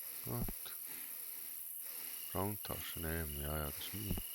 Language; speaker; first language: German; native; German